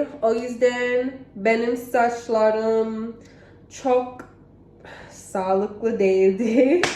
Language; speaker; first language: Turkish; non-native, learner; English